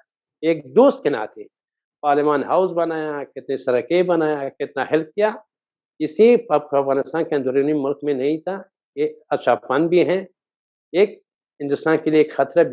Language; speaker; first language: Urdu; non-native, fluent; Persian